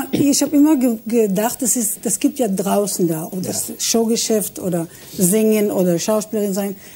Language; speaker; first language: German; non-native, fluent; Hebrew